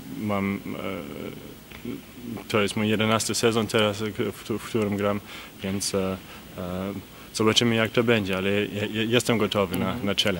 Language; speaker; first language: Polish; early bilingual, heritage; Polish